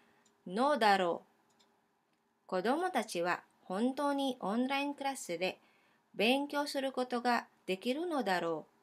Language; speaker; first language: Japanese; non-native, fluent; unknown